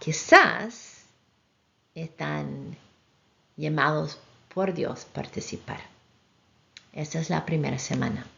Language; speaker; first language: Spanish; non-native, fluent; English